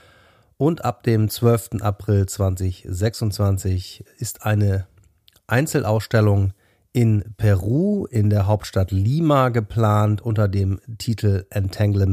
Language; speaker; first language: German; native; German